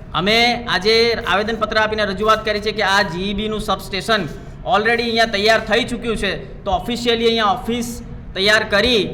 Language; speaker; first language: Gujarati; native; Gujarati